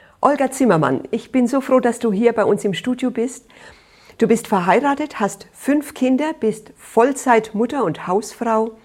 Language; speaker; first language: German; native; German